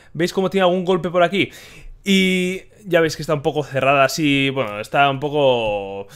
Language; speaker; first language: Spanish; native; Spanish